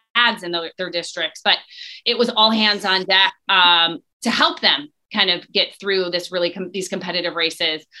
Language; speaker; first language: English; native; English